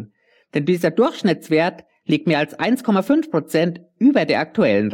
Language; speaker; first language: German; native; German